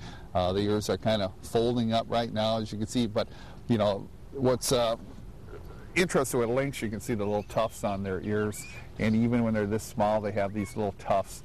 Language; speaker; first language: English; native; English